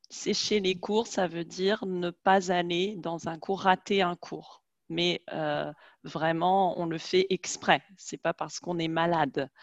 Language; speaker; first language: French; native; French